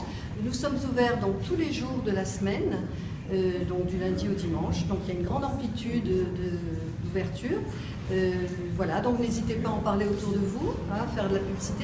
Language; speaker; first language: French; native; French